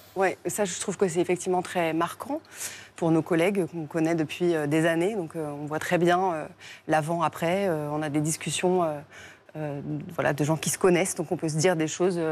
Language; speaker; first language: French; native; French